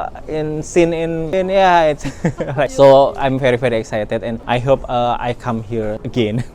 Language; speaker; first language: English; non-native, learner; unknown